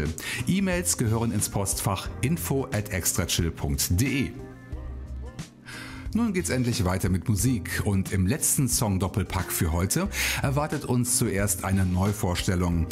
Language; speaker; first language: German; native; German